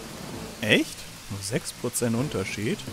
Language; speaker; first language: German; native; German